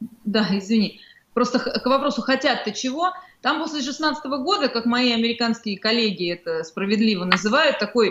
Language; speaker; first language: Russian; native; Russian